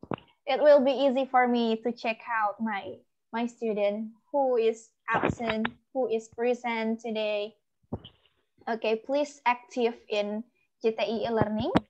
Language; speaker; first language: English; non-native, learner; Indonesian